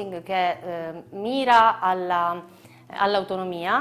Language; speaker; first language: Italian; native; Italian